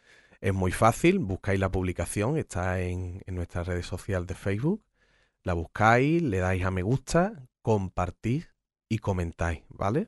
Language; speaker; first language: Spanish; native; Spanish